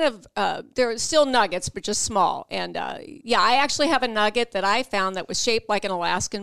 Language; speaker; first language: English; native; English